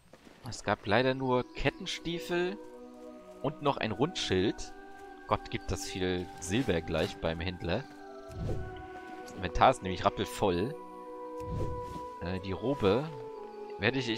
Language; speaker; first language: German; native; German